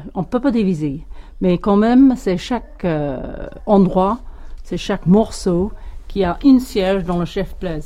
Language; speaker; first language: French; non-native, learner; English